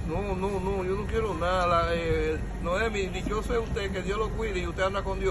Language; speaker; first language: Spanish; native; Spanish